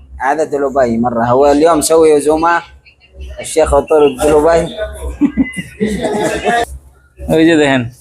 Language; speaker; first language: Arabic; non-native, learner; Bangla